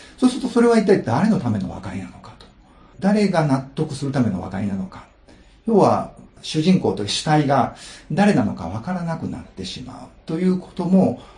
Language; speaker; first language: Japanese; native; Japanese